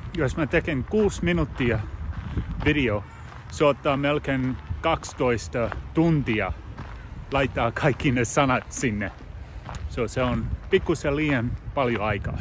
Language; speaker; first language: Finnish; non-native, learner; English